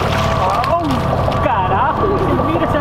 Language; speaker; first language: Spanish; early bilingual, heritage; Spanish